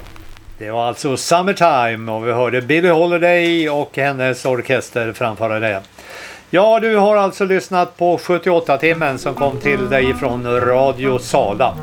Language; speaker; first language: Swedish; native; Swedish